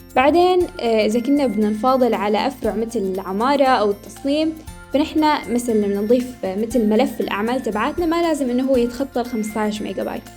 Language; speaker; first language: Arabic; native; Arabic